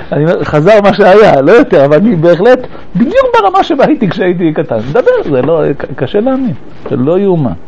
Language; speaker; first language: Hebrew; early bilingual, other home language; French